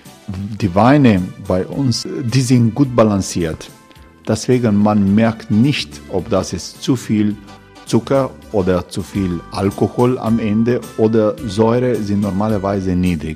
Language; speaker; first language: German; non-native, fluent; Croatian